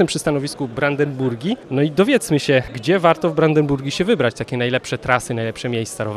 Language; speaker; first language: Polish; native; Polish